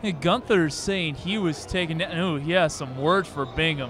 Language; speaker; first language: English; native; English